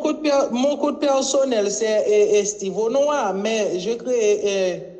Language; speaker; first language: French; non-native, local second language; Haitian Creole